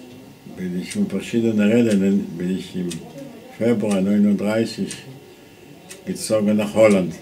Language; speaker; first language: German; non-native, fluent; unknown